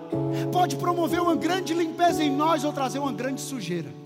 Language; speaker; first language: Portuguese; native; Portuguese